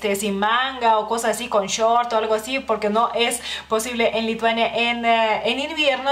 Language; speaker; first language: Spanish; non-native, fluent; Lithuanian